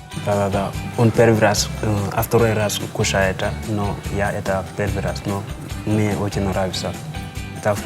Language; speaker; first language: Russian; non-native, learner; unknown